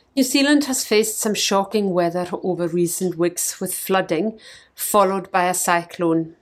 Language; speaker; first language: English; native; English